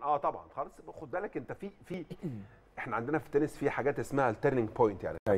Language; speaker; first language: Arabic; native; Arabic